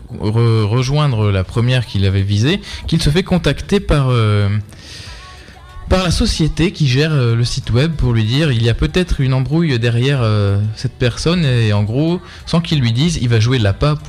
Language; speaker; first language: French; native; French